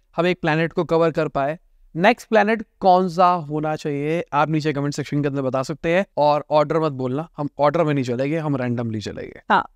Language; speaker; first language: Hindi; native; Hindi